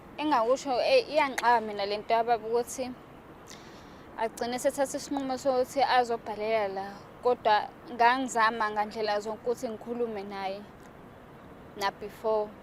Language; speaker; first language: Zulu; native; Zulu